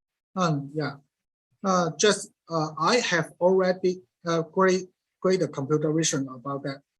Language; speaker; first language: English; non-native, learner; Cantonese